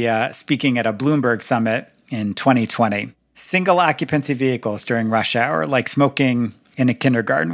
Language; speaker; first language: English; native; English